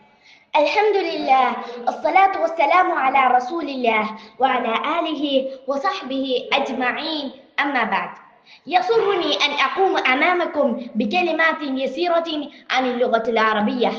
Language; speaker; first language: Arabic; non-native, learner; Malayalam